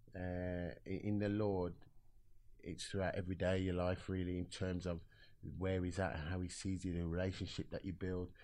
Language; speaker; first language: English; native; English